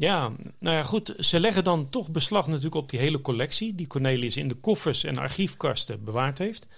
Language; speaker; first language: Dutch; native; Dutch